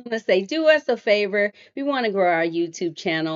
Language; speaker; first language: English; native; English